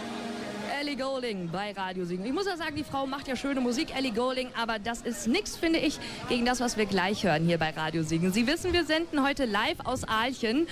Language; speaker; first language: German; native; German